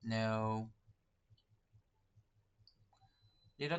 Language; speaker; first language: English; non-native, fluent; Chinese